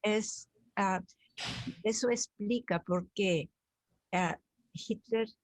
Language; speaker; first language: Spanish; early bilingual, other home language; German